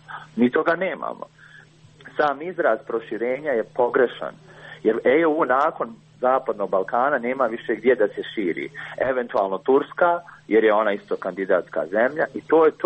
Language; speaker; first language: Croatian; native; Croatian